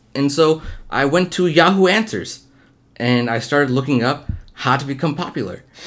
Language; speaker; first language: English; early bilingual, other home language; Hindi